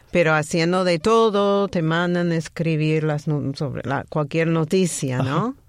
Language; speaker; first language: Spanish; non-native, fluent; English